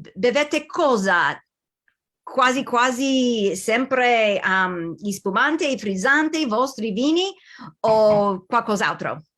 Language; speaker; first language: Italian; non-native, learner; English